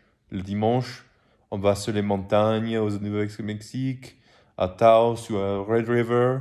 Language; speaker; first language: French; non-native, learner; English